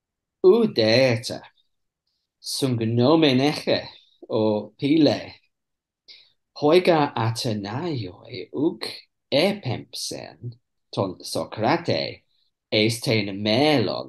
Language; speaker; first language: Greek; non-native, fluent; English